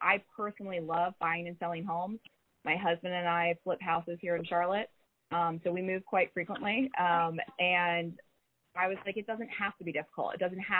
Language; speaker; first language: English; native; English